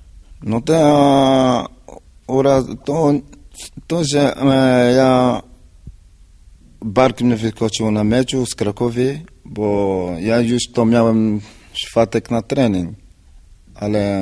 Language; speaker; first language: Polish; non-native, learner; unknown